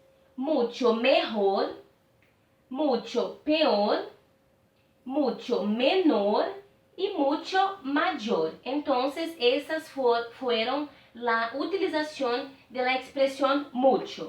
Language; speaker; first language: Spanish; non-native, fluent; Portuguese